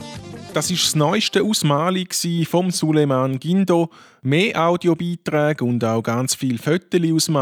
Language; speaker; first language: German; native; German